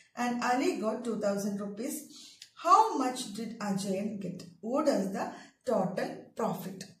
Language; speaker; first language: English; non-native, local second language; Malayalam